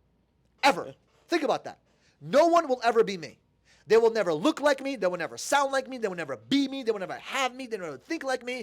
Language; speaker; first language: English; native; English